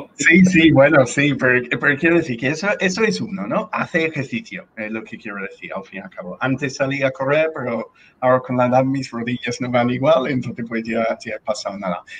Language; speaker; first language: Spanish; non-native, fluent; English